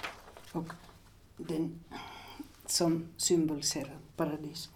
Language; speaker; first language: Swedish; non-native, fluent; Finnish